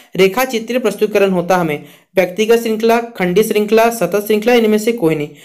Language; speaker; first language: Hindi; native; Hindi